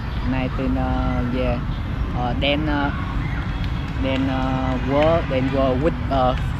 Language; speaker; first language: English; non-native, learner; Vietnamese